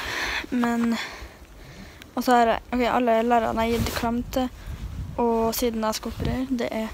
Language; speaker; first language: Norwegian; native; Norwegian